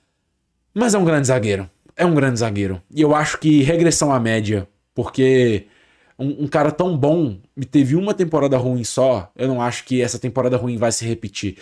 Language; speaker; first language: Portuguese; native; Portuguese